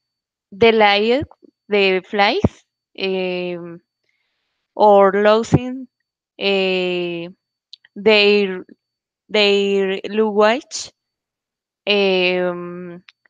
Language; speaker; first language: English; non-native, learner; Spanish